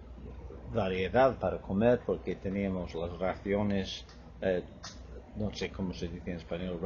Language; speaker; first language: Spanish; non-native, fluent; English